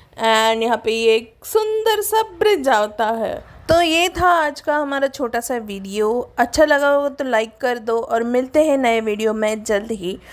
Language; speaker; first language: Hindi; non-native, local second language; Marathi